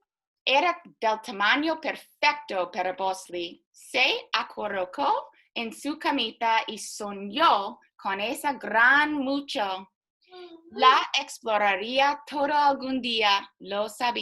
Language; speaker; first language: Spanish; non-native, fluent; English